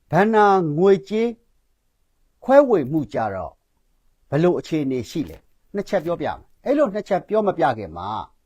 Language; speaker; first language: Burmese; non-native, local second language; Kachin